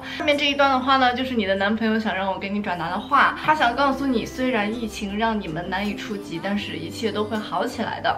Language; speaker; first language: Chinese; native; Chinese